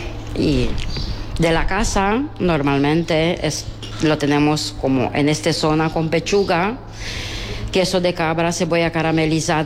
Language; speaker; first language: Spanish; non-native, learner; Romanian